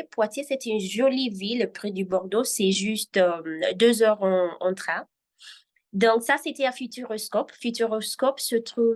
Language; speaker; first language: French; non-native, fluent; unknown